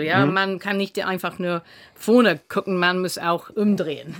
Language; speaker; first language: German; non-native, fluent; English